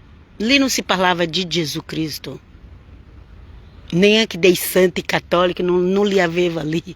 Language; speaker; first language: Italian; non-native, fluent; Portuguese